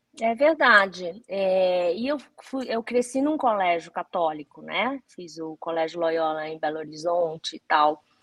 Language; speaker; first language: Portuguese; early bilingual, other home language; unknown